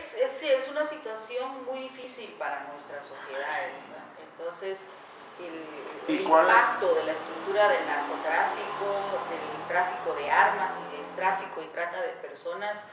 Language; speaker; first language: Spanish; native; Spanish